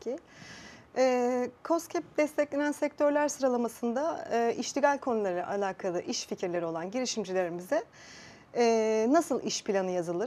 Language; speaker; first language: Turkish; native; Turkish